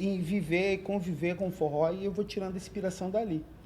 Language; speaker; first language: Portuguese; native; Portuguese